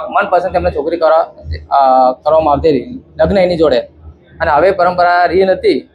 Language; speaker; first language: Gujarati; non-native, local second language; Bhili